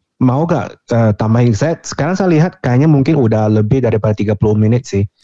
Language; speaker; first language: Indonesian; non-native, fluent; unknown